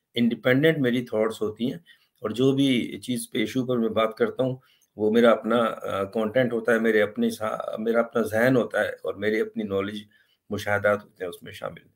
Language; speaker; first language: Urdu; native; Urdu